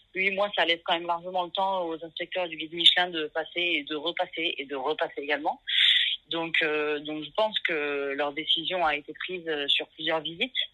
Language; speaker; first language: French; native; French